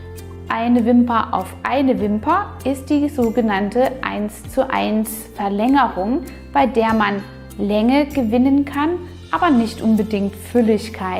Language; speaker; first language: German; native; German